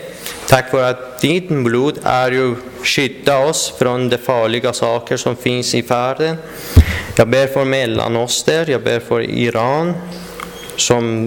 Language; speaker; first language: Swedish; non-native, fluent; Persian